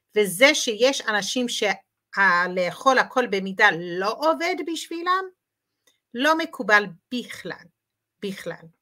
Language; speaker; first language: Hebrew; native; Hebrew